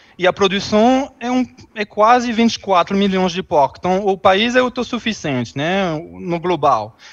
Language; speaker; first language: Portuguese; non-native, fluent; French